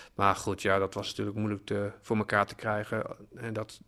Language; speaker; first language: Dutch; native; Dutch